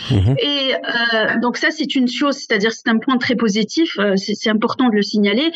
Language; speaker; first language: French; non-native, local second language; Arabic